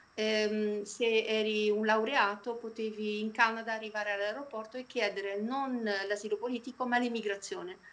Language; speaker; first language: Italian; non-native, fluent; Polish